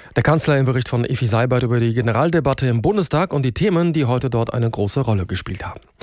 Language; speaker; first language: German; native; German